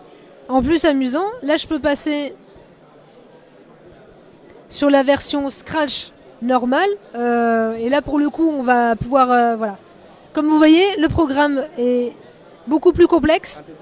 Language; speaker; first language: French; native; French